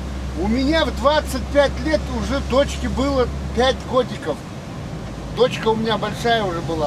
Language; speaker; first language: Russian; non-native, local second language; Kazakh